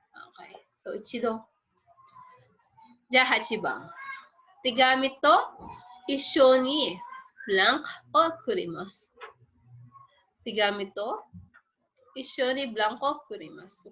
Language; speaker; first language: Japanese; non-native, fluent; Filipino